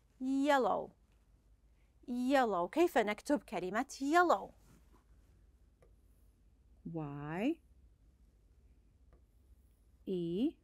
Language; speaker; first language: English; non-native, fluent; Arabic